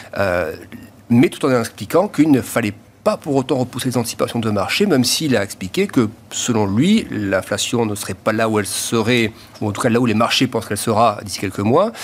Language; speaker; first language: French; native; French